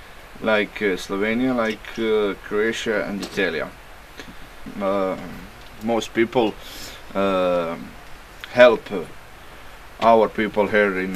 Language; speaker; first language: English; non-native, learner; Bosnian